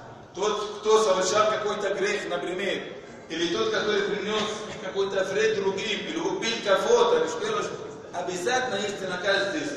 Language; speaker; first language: Russian; non-native, fluent; Arabic